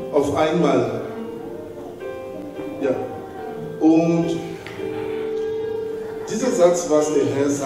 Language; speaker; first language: German; non-native, learner; French